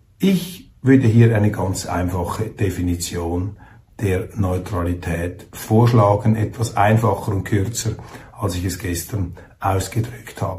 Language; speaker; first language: German; native; German